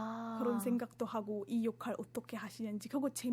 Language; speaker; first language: Korean; non-native, fluent; Marathi